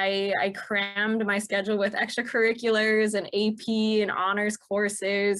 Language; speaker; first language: English; native; English